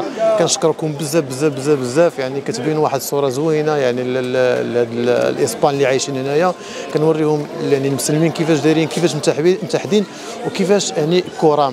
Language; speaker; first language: Arabic; native; Arabic